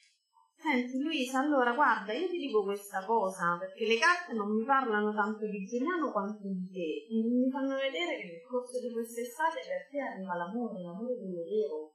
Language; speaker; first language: Italian; native; Italian